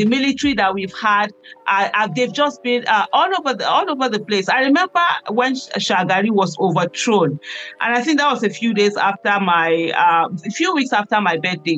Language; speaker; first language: English; non-native, local second language; Hausa